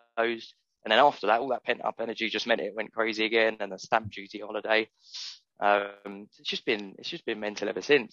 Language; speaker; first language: English; native; English